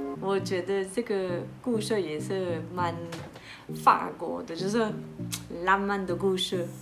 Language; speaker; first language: Chinese; non-native, fluent; French